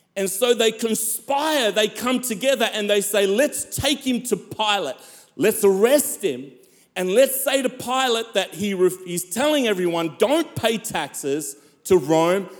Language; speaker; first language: English; native; English